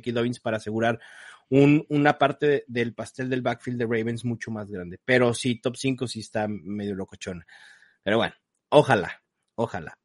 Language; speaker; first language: Spanish; native; Spanish